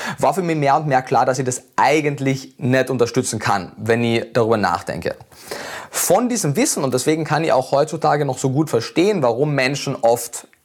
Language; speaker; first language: German; native; German